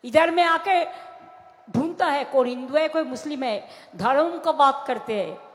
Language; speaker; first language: Hindi; non-native, local second language; Bangla